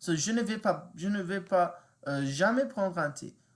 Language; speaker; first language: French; non-native, learner; English